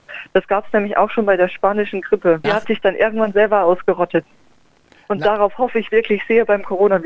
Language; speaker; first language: German; native; German